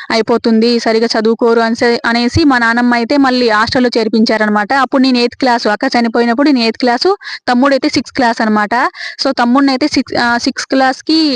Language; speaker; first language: Telugu; native; Telugu